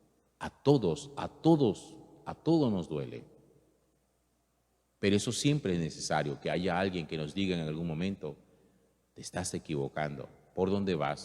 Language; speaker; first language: Spanish; native; Spanish